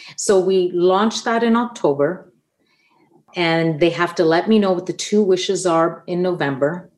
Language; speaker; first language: English; non-native, fluent; Italian